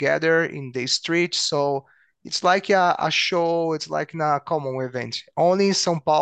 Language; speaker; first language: English; non-native, learner; Portuguese